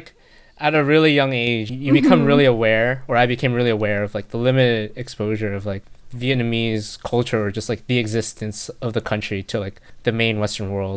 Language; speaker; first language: English; native; English